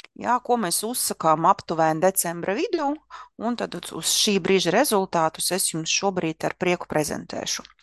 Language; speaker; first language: Latvian; non-native, local second language; Russian